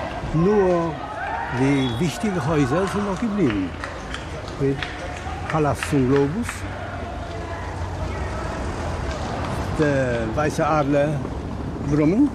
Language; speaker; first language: German; non-native, fluent; Polish